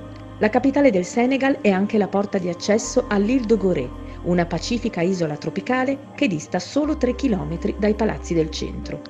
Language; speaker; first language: Italian; native; Italian